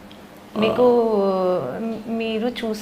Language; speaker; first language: Telugu; non-native, learner; Hindi